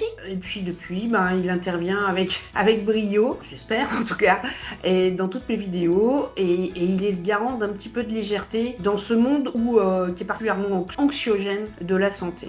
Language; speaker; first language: French; native; French